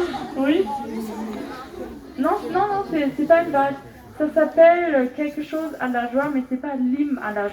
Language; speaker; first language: French; non-native, fluent; German